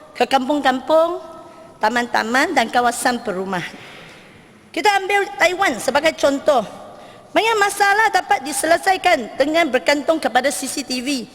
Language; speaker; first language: Malay; non-native, local second language; Chinese